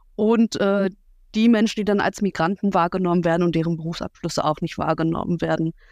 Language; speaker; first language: German; early bilingual, other home language; Russian